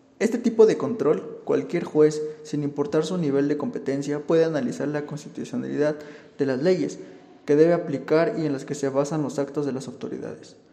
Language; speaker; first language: Spanish; native; Spanish